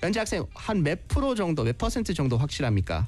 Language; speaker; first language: Korean; native; Korean